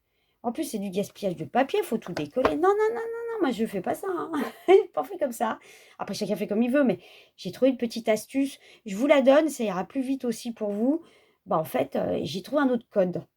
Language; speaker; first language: French; native; French